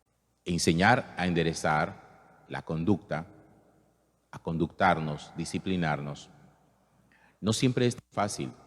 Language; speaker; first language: Spanish; native; Spanish